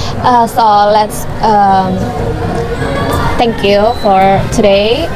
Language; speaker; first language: English; non-native, learner; Indonesian